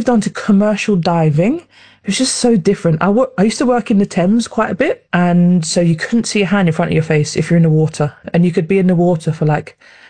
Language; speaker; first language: English; native; English